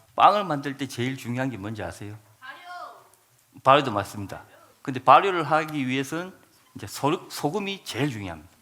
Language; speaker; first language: Korean; native; Korean